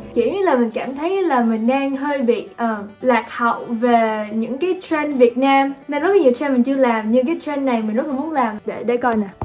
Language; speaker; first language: Vietnamese; early bilingual, other home language; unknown